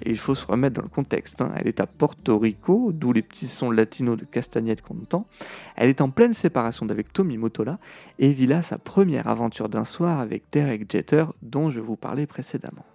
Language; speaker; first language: French; native; French